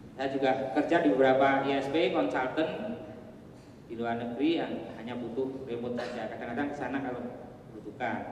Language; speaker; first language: Indonesian; non-native, local second language; Javanese